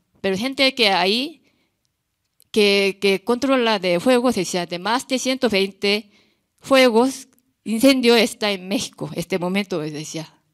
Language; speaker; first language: Spanish; non-native, learner; Korean